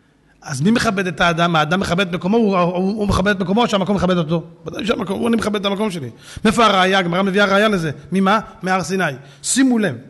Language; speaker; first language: Hebrew; native; Hebrew